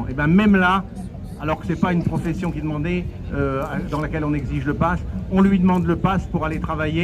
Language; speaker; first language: French; native; French